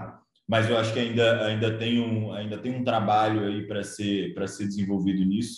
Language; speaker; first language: Portuguese; native; Portuguese